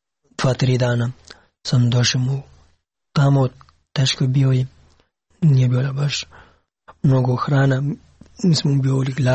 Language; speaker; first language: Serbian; non-native, learner; Pashto